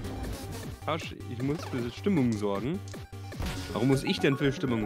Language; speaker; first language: German; native; German